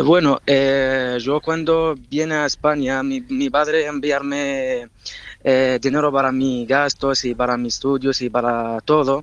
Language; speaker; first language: Spanish; non-native, learner; Arabic